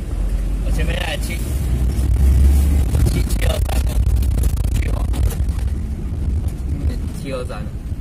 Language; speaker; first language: Chinese; native; Chinese